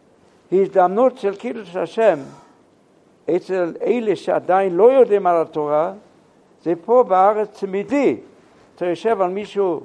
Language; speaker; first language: Hebrew; non-native, fluent; English